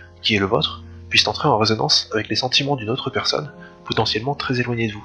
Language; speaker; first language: French; native; French